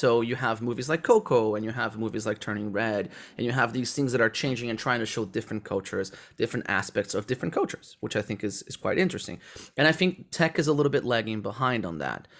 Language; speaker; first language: English; non-native, fluent; Portuguese